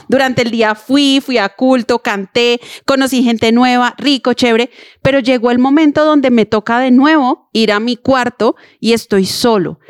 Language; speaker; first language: Spanish; native; Spanish